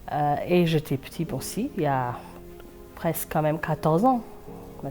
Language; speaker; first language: French; non-native, fluent; Amharic